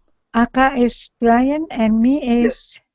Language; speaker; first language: English; non-native, learner; Indonesian